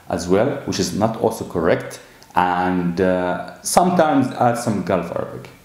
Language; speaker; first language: English; non-native, fluent; Arabic